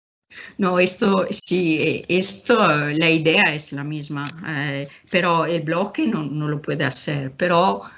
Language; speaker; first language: Spanish; non-native, fluent; Italian